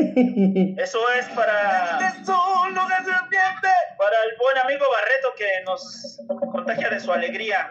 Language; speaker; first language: Spanish; native; Spanish